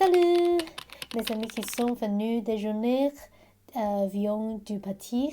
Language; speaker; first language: French; non-native, learner; Cantonese